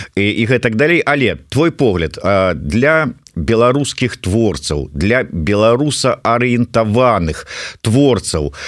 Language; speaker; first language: Belarusian; non-native, local second language; Russian